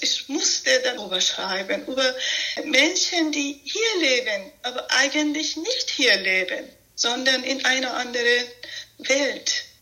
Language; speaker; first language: German; non-native, fluent; Persian